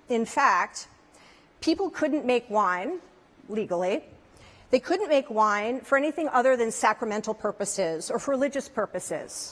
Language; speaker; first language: English; native; English